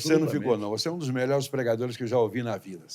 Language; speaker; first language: Portuguese; native; Portuguese